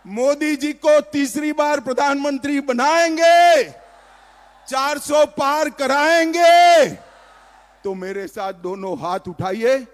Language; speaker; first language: Hindi; non-native, local second language; Gujarati